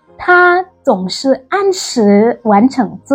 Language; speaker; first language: Chinese; non-native, fluent; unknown